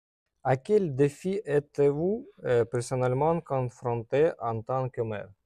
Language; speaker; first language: French; non-native, learner; Russian